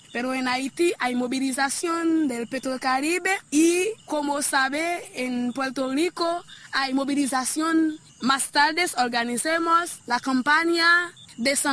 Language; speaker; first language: Spanish; non-native, learner; Haitian Creole